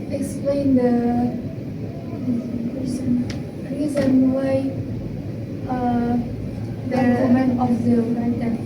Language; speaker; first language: English; non-native, learner; Indonesian